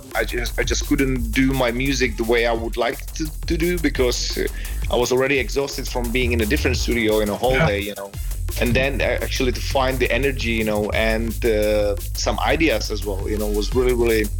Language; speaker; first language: English; non-native, fluent; Czech